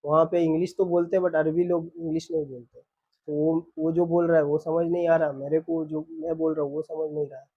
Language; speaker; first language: Hindi; non-native, local second language; Bangla